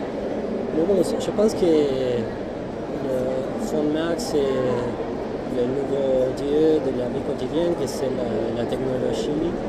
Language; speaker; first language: French; non-native, fluent; Spanish